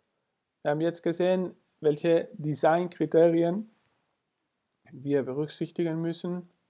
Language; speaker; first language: German; non-native, fluent; Spanish